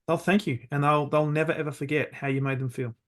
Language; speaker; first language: English; native; English